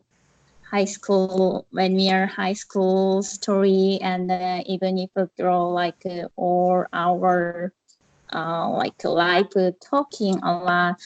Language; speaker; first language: English; non-native, learner; Korean